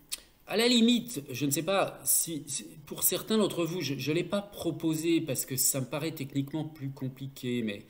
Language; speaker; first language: French; native; French